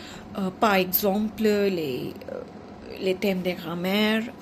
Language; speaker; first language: French; non-native, fluent; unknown